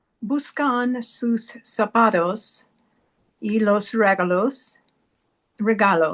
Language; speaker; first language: Spanish; non-native, learner; English